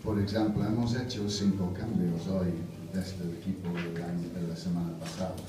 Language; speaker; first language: Spanish; non-native, fluent; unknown